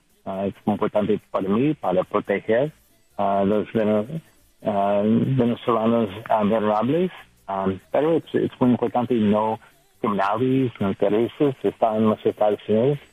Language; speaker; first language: Spanish; non-native, learner; English